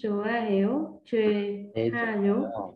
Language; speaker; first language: Korean; non-native, learner; Vietnamese